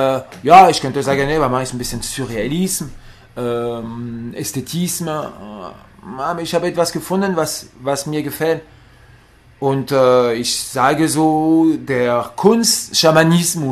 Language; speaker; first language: German; non-native, learner; French